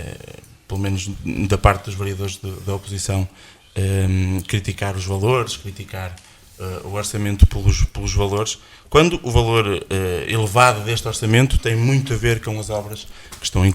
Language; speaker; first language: Portuguese; native; Portuguese